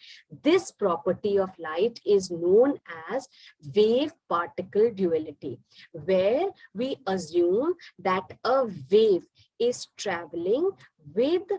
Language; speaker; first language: English; non-native, local second language; Hindi